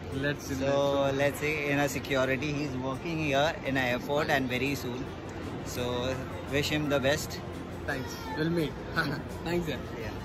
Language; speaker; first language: English; non-native, local second language; Hindi